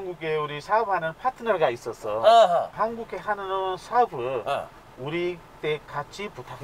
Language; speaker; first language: Korean; non-native, fluent; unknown